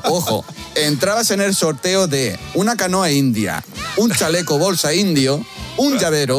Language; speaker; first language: Spanish; native; Spanish